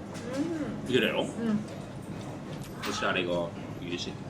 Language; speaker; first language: Cantonese; non-native, fluent; Japanese